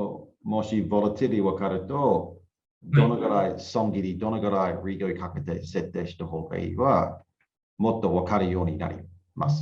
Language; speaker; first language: Japanese; non-native, learner; English